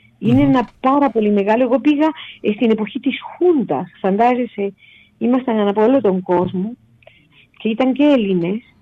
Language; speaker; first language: Greek; non-native, fluent; Spanish